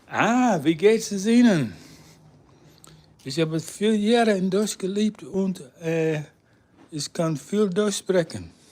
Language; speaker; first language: German; non-native, learner; English